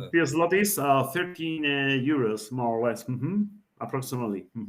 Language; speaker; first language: English; non-native, learner; Spanish